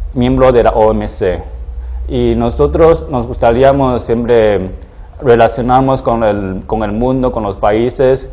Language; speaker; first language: Spanish; non-native, fluent; Chinese